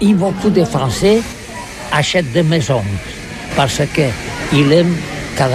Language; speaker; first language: French; non-native, learner; Catalan